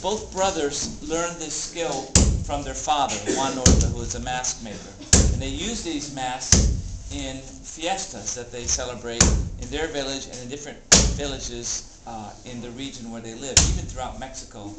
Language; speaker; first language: English; native; English